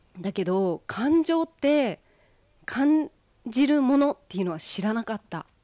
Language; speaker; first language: Japanese; early bilingual, heritage; Japanese